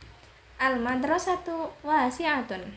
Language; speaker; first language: Arabic; non-native, learner; Indonesian